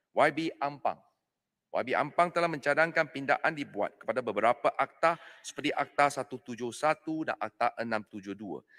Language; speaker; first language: Malay; non-native, local second language; Chinese